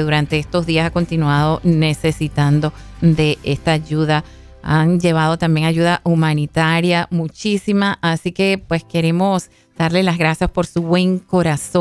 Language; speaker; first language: Spanish; native; Spanish